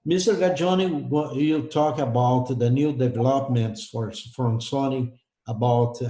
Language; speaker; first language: English; non-native, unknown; Portuguese